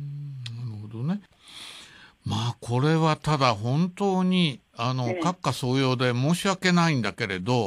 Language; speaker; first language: Japanese; native; Japanese